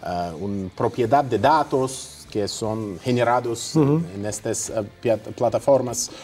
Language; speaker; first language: Spanish; non-native, fluent; Russian